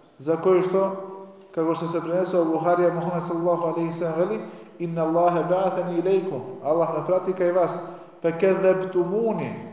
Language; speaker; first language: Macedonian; non-native, local second language; Albanian